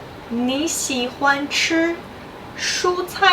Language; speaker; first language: Chinese; non-native, fluent; English